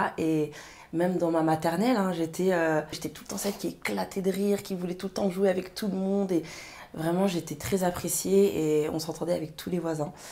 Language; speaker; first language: French; early bilingual, other home language; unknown